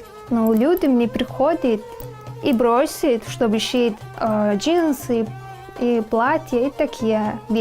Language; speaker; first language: Russian; non-native, learner; Turkmen